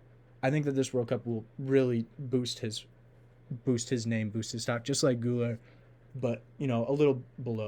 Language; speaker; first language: English; native; English